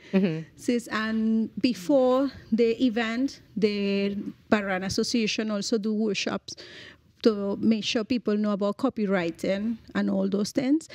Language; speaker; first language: English; non-native, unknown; Spanish